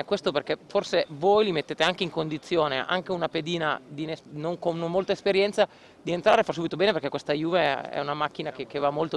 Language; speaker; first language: Italian; native; Italian